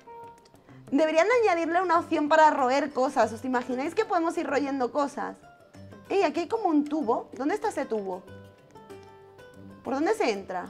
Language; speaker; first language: Spanish; native; Spanish